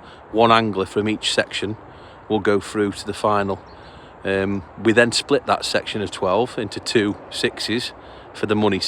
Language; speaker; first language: English; native; English